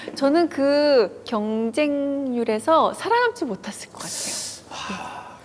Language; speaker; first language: Korean; early bilingual, heritage; Korean